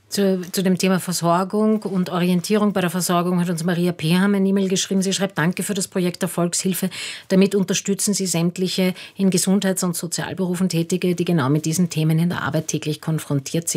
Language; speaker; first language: German; native; German